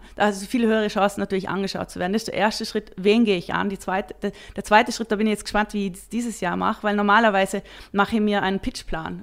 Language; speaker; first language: German; native; German